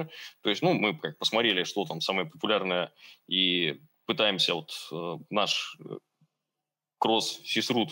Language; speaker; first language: Russian; native; Russian